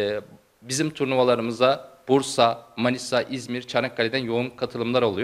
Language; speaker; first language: Turkish; native; Turkish